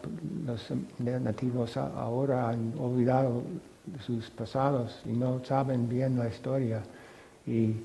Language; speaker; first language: Spanish; non-native, fluent; English